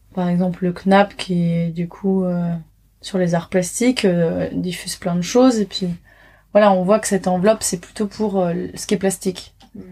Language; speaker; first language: French; native; French